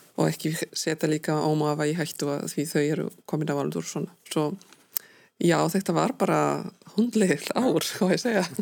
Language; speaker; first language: Icelandic; non-native, fluent; Polish